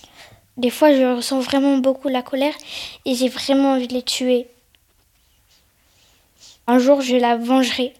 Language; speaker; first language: French; early bilingual, other home language; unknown